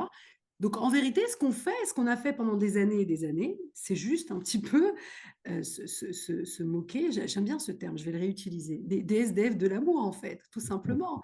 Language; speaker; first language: French; native; French